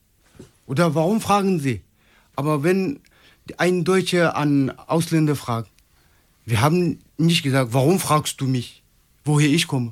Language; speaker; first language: German; non-native, learner; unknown